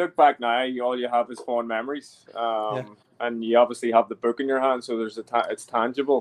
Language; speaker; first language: English; native; English